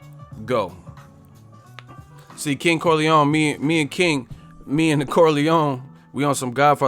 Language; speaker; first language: English; native; English